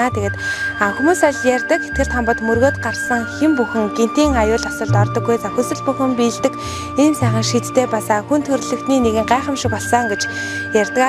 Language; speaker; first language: Mongolian; native; Mongolian